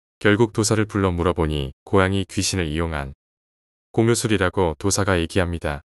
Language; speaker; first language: Korean; native; Korean